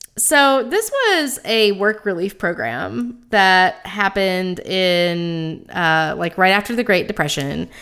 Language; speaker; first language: English; native; English